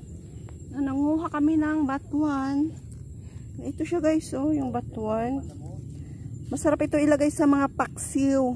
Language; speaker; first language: Filipino; non-native, local second language; Aklanon